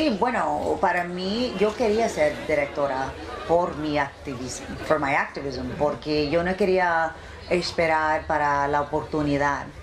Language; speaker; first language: Spanish; early bilingual, heritage; English